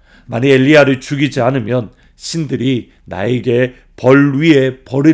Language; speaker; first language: Korean; native; Korean